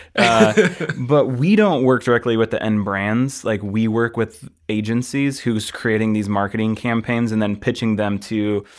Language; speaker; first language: English; native; English